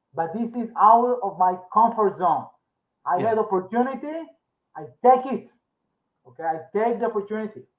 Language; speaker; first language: English; non-native, learner; Hebrew